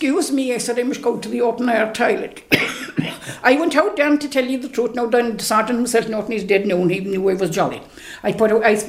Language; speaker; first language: English; native; English